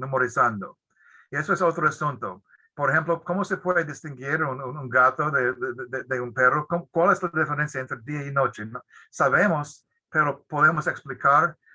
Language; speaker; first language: Spanish; non-native, fluent; English